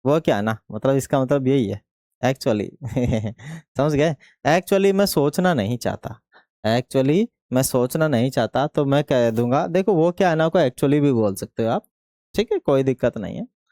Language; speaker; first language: Hindi; native; Hindi